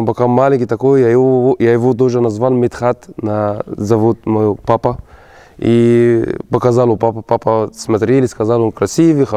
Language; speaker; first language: Russian; non-native, learner; Arabic